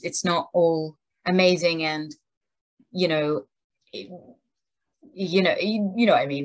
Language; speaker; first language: English; native; English